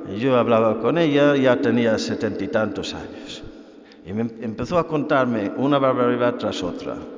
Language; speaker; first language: Spanish; non-native, fluent; English